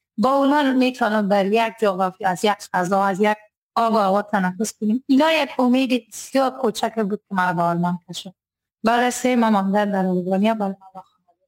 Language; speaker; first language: Persian; native; Persian